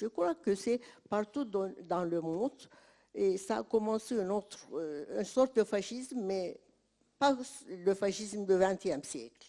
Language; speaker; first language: French; non-native, fluent; Turkish